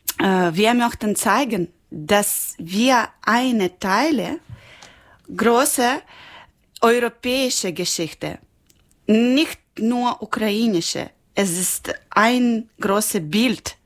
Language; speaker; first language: German; non-native, learner; Ukrainian